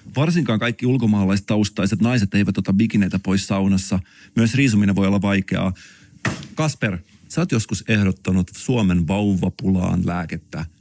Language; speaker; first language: Finnish; native; Finnish